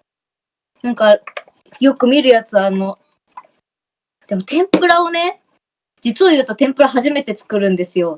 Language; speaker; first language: Japanese; native; Japanese